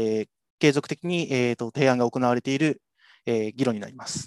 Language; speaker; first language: Japanese; native; Japanese